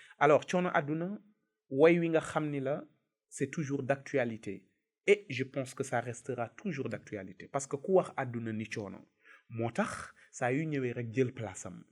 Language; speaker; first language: Wolof; native; Wolof